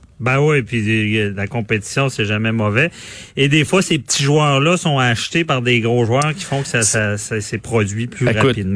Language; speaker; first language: French; native; French